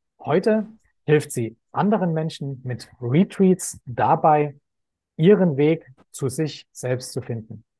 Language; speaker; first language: German; native; German